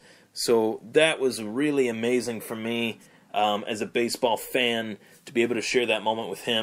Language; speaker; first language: English; native; English